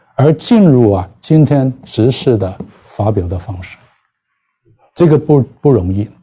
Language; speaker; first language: Chinese; non-native, local second language; Cantonese